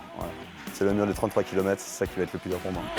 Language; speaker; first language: French; native; French